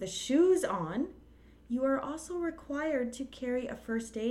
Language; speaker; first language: English; native; English